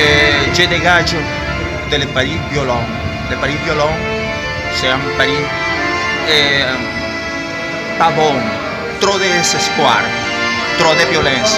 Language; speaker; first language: French; non-native, learner; Spanish